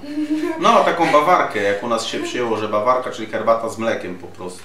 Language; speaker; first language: Polish; native; Polish